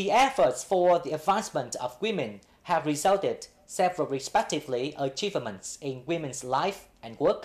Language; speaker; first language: English; non-native, fluent; Vietnamese